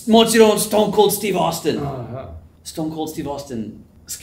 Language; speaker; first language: Japanese; non-native, learner; English